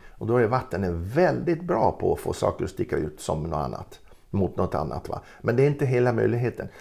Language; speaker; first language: Swedish; native; Swedish